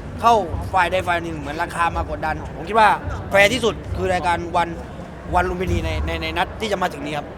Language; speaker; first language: Thai; native; Thai